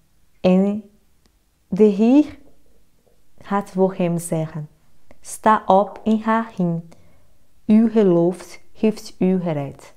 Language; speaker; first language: Dutch; non-native, fluent; Portuguese